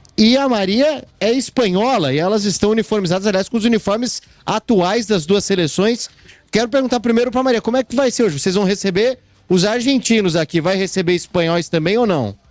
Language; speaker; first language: Portuguese; native; Portuguese